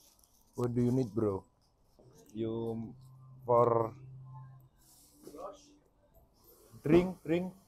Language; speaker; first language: English; non-native, learner; Javanese